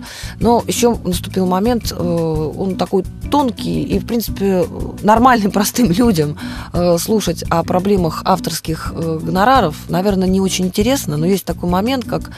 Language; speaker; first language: Russian; native; Russian